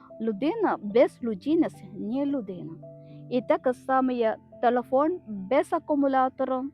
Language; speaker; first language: Ukrainian; non-native, learner; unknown